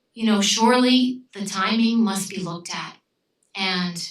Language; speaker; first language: English; early bilingual, other home language; Romanian